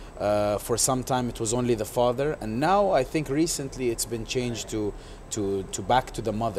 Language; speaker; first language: English; non-native, local second language; Arabic